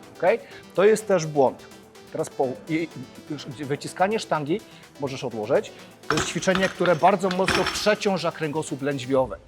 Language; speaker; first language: Polish; native; Polish